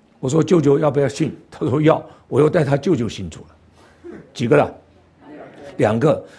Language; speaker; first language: Chinese; non-native, local second language; Cantonese